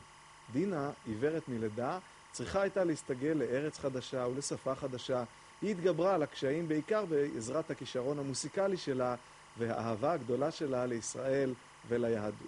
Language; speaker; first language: Hebrew; native; Hebrew